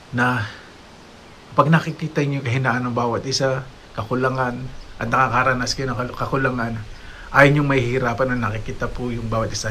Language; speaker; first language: Filipino; native; Filipino